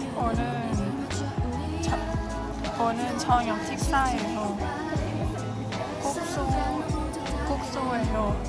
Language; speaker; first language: Korean; non-native, learner; Thai